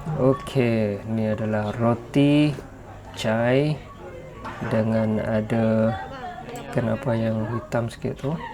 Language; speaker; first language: Malay; non-native, fluent; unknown